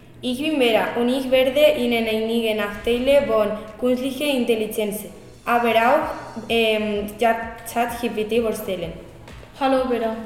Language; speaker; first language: German; non-native, learner; Spanish